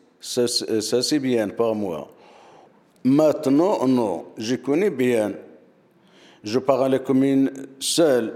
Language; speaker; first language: French; non-native, learner; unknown